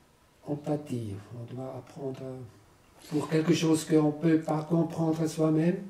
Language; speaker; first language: French; non-native, learner; German